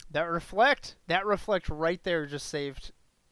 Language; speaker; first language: English; native; English